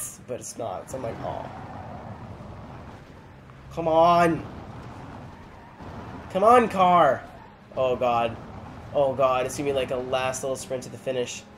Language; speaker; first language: English; native; English